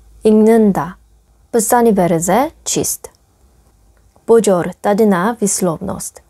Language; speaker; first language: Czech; non-native, fluent; Korean